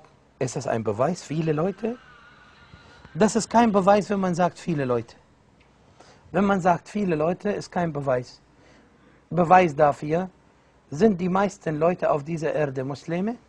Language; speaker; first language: German; non-native, fluent; Arabic